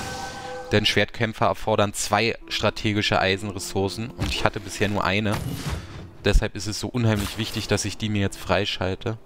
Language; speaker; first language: German; native; German